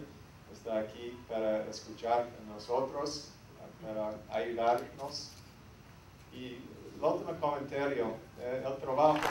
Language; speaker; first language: Spanish; non-native, learner; English